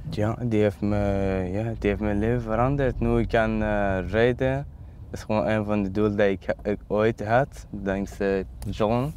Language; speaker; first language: Dutch; non-native, learner; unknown